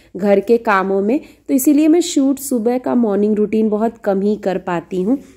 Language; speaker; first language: Hindi; native; Hindi